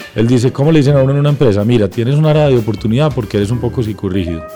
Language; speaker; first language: Spanish; native; Spanish